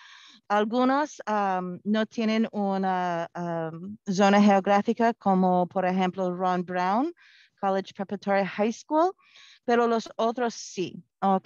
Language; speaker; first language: Spanish; non-native, fluent; English